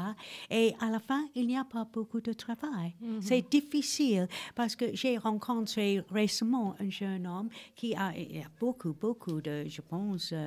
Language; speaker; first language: French; non-native, fluent; English